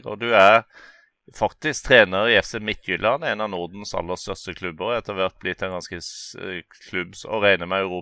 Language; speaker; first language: Norwegian; native; Norwegian